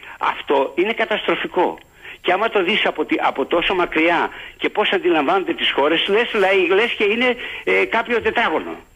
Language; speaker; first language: Greek; native; Greek